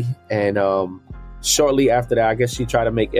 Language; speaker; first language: English; early bilingual, other home language; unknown